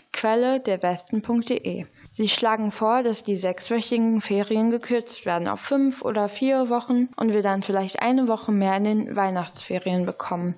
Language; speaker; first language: German; native; German